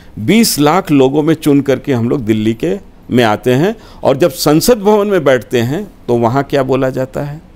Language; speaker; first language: Hindi; native; Hindi